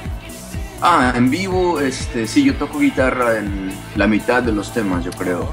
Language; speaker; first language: Spanish; early bilingual, other home language; English